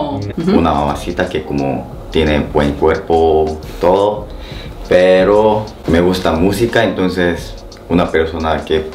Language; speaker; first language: Spanish; non-native, learner; Korean